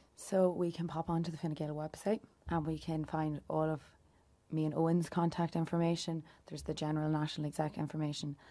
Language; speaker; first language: English; native; English